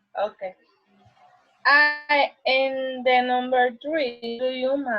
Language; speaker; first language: English; non-native, learner; Spanish